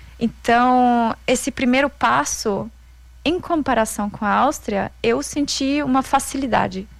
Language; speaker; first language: Portuguese; non-native, fluent; German